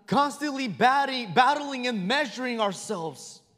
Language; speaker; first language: English; non-native, fluent; Spanish